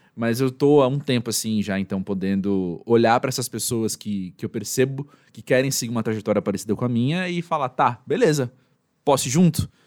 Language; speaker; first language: Portuguese; native; Portuguese